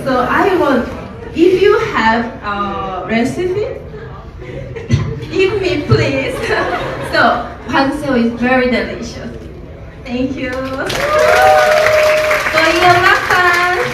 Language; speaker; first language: English; non-native, learner; Korean